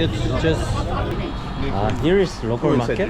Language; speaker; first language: English; non-native, learner; Korean